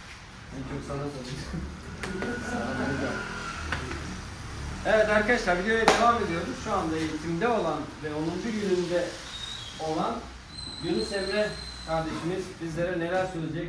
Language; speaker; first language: Turkish; native; Turkish